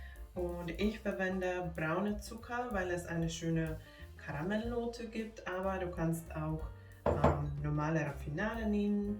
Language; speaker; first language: German; non-native, fluent; Finnish